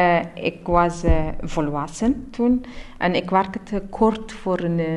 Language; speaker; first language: Dutch; non-native, learner; Tigrinya